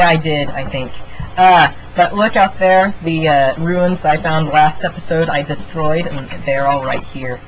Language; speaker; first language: English; native; English